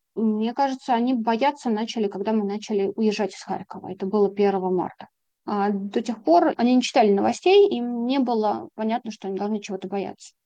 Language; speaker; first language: Russian; native; Russian